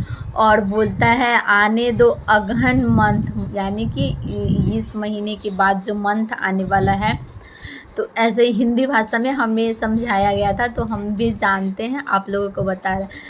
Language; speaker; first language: Hindi; non-native, local second language; Bhojpuri